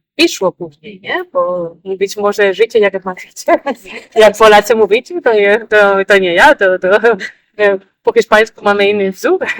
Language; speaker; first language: Polish; non-native, fluent; Spanish